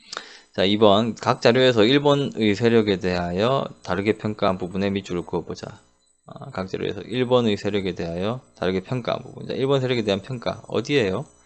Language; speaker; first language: Korean; native; Korean